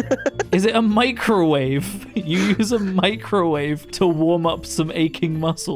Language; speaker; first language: English; native; English